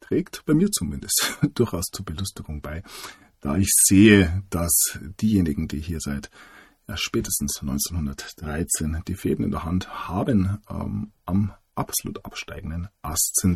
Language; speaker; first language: German; native; German